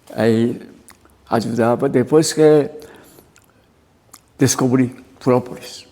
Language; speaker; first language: Portuguese; non-native, learner; Japanese